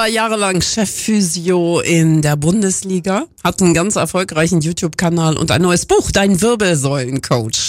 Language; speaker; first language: German; native; German